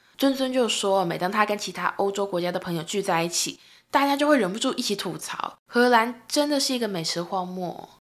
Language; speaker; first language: Chinese; native; Chinese